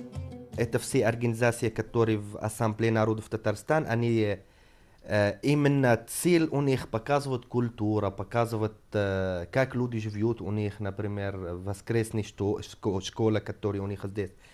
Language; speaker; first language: Russian; non-native, fluent; Arabic